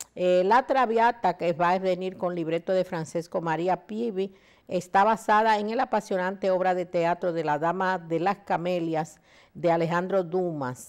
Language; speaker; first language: Spanish; native; Spanish